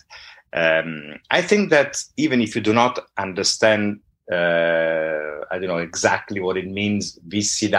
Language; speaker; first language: English; non-native, fluent; Italian